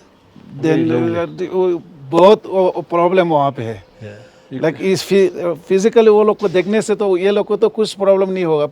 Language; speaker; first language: Hindi; non-native, local second language; Ladakhi